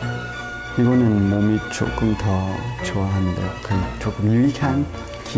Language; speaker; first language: Korean; non-native, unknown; English